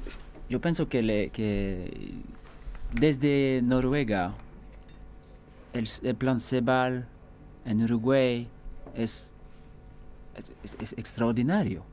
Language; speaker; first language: Spanish; non-native, fluent; French